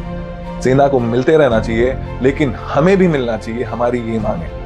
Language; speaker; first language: Hindi; native; Hindi